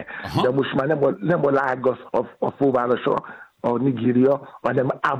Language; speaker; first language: Hungarian; non-native, learner; Yoruba